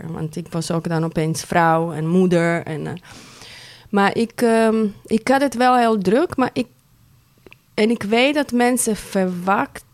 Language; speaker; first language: Dutch; non-native, fluent; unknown